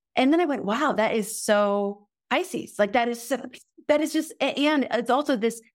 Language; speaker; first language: English; native; English